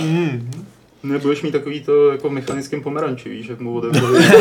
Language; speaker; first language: Czech; native; Czech